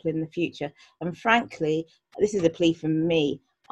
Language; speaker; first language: English; native; English